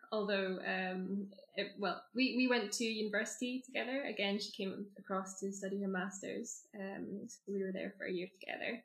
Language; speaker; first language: English; native; English